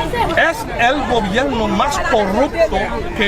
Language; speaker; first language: Spanish; non-native, fluent; Haitian Creole